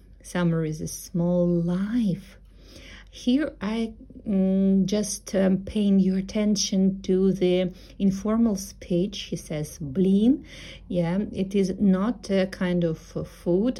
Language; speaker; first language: English; non-native, fluent; Russian